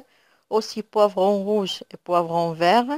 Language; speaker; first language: French; non-native, local second language; Arabic